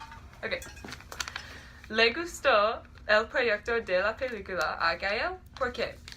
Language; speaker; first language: Spanish; non-native, learner; English